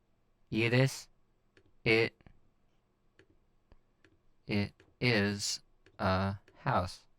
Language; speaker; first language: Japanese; non-native, learner; English